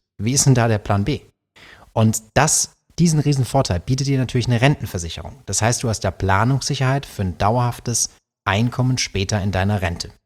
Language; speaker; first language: German; native; German